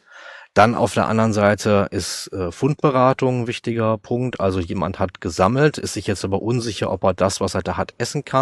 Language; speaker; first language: German; native; German